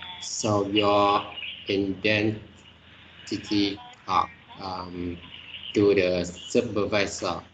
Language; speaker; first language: English; non-native, learner; Vietnamese